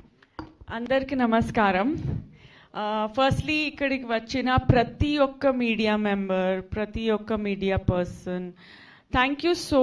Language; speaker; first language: Telugu; non-native, local second language; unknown